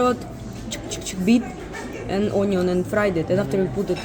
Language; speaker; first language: English; non-native, learner; Russian